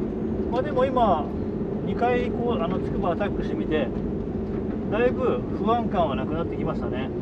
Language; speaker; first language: Japanese; native; Japanese